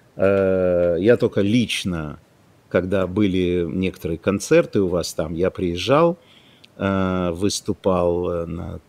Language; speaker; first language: Russian; non-native, local second language; Ukrainian